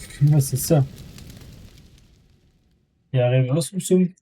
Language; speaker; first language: French; native; French